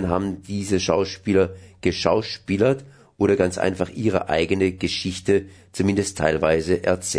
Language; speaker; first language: German; native; German